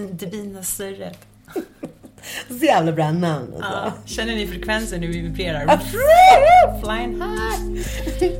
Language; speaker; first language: Swedish; early bilingual, other home language; Spanish